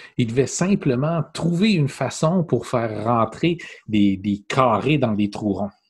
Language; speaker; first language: French; native; French